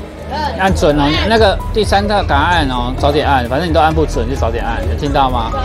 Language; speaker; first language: Chinese; native; Chinese